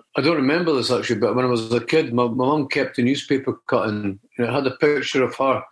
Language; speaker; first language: English; native; English